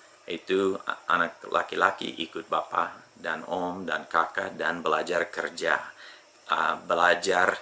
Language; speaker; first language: Indonesian; non-native, fluent; English